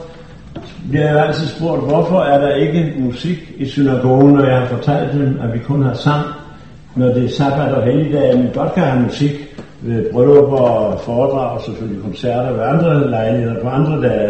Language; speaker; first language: Danish; native; Danish